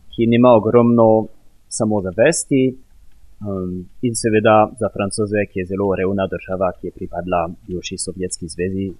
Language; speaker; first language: Slovenian; non-native, fluent; French